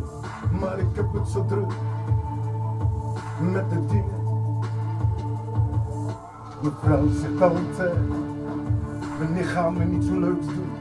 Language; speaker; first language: Dutch; non-native, fluent; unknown